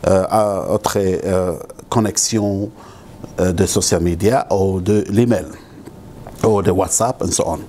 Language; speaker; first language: French; non-native, local second language; Arabic